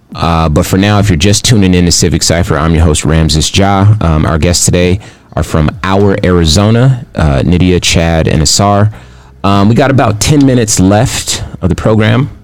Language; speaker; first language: English; native; English